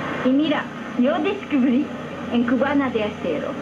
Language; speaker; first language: Spanish; non-native, fluent; Japanese